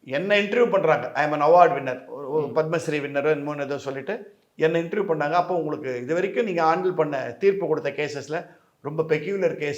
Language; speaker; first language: Tamil; native; Tamil